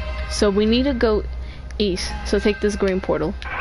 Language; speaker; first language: English; early bilingual, other home language; Spanish